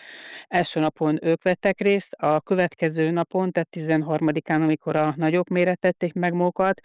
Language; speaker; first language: Hungarian; native; Hungarian